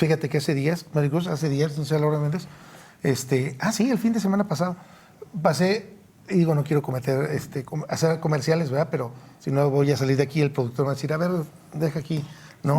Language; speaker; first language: Spanish; native; Spanish